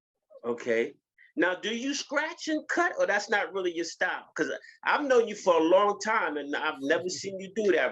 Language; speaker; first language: English; native; English